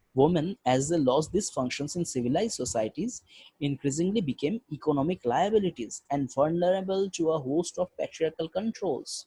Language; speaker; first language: English; non-native, local second language; Bangla